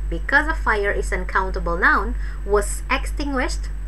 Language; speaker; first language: English; non-native, fluent; Indonesian